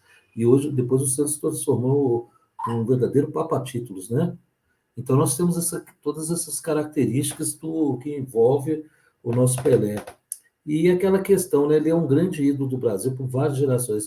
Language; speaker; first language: Portuguese; native; Portuguese